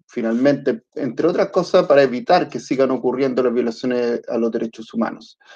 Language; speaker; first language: Spanish; early bilingual, other home language; Italian